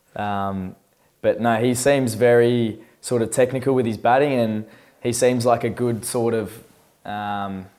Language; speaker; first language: English; native; English